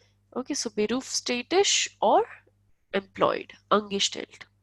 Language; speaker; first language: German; non-native, fluent; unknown